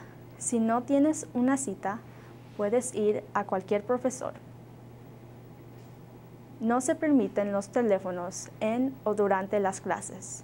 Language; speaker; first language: Spanish; non-native, learner; English